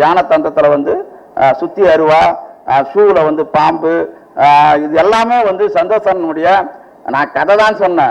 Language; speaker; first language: Tamil; native; Tamil